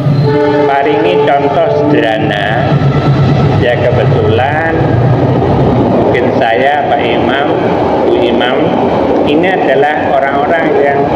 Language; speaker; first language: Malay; non-native, local second language; Javanese